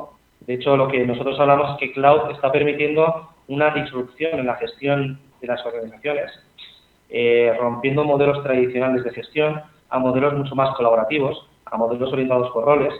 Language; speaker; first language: Spanish; native; Spanish